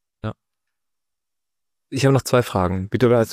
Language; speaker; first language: German; native; German